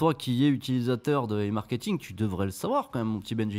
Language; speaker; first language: French; native; French